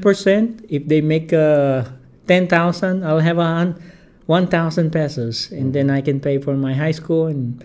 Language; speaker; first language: English; non-native, local second language; Filipino